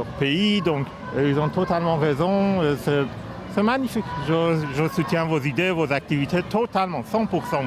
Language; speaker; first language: French; non-native, fluent; Persian